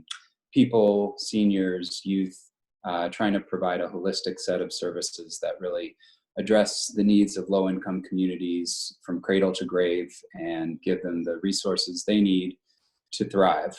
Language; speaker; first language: English; native; English